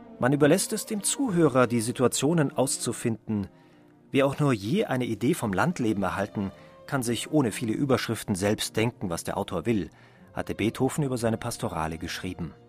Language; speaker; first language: German; native; German